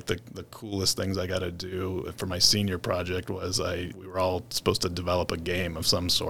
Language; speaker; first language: English; native; English